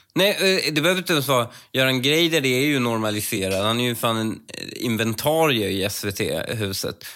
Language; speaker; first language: Swedish; early bilingual, other home language; Persian